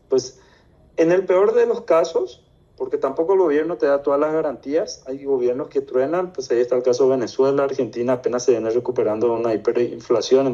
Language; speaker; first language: Spanish; native; Spanish